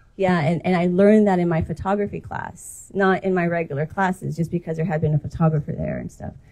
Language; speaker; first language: English; native; English